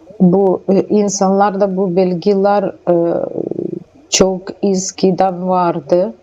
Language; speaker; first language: Turkish; non-native, learner; Russian